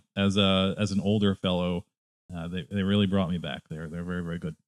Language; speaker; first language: English; native; English